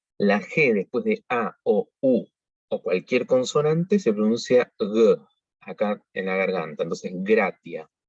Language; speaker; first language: Spanish; native; Spanish